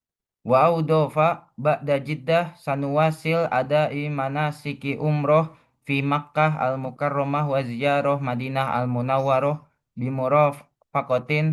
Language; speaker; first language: Arabic; non-native, learner; Indonesian